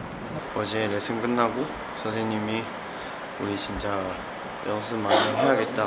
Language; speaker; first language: Korean; non-native, learner; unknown